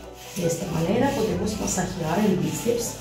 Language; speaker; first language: Spanish; non-native, fluent; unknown